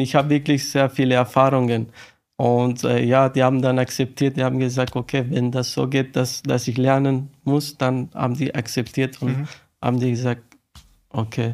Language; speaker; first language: German; non-native, learner; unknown